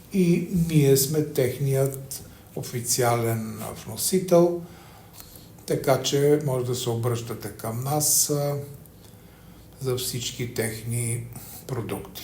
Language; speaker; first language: Bulgarian; native; Bulgarian